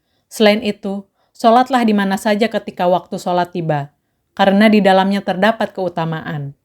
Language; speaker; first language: Indonesian; native; Indonesian